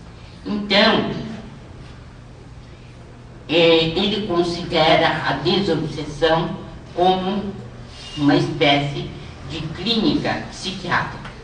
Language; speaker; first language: Portuguese; native; Portuguese